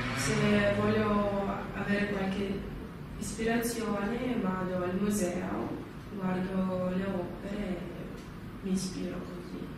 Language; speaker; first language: Italian; non-native, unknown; Russian